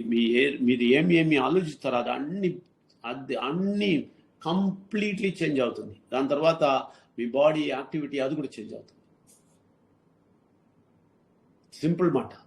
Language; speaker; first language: Telugu; non-native, learner; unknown